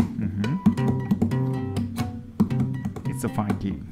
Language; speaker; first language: English; non-native, learner; Japanese